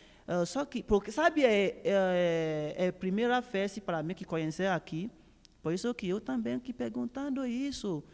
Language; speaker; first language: Portuguese; non-native, learner; Yoruba